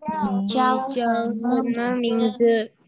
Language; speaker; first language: Chinese; non-native, learner; Indonesian